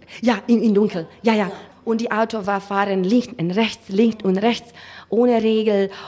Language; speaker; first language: German; non-native, learner; Macedonian